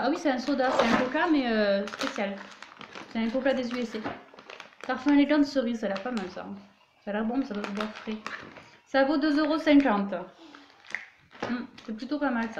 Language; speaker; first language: French; native; French